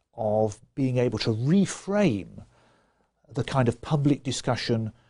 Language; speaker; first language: English; native; English